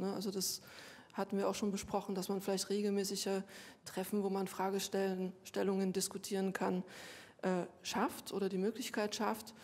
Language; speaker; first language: German; native; German